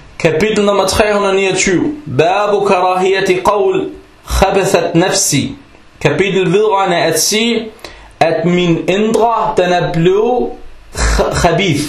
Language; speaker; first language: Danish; non-native, fluent; Arabic